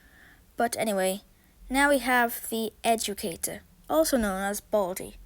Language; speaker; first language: English; native; English